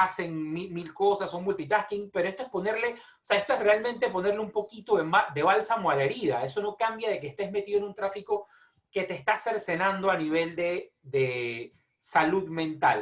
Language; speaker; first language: Spanish; native; Spanish